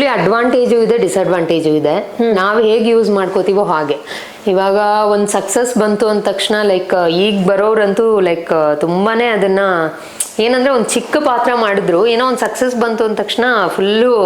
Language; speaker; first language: Kannada; non-native, local second language; Telugu